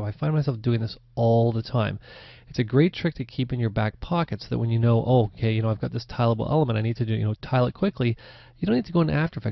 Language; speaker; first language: English; native; English